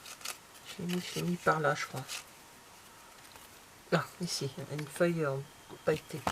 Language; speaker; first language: French; native; French